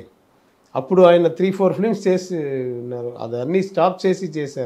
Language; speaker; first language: Telugu; non-native, learner; Tamil